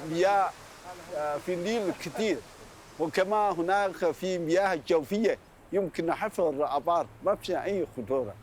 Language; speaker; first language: Arabic; non-native, fluent; Chinese